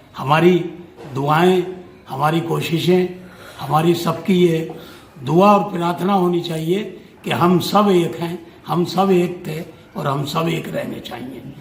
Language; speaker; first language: Urdu; native; Urdu